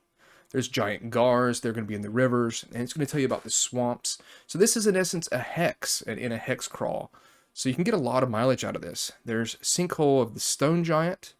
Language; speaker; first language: English; native; English